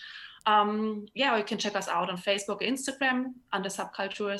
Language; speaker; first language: English; non-native, fluent; German